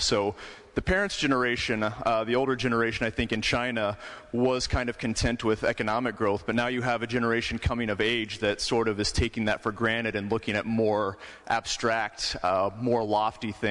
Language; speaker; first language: English; native; English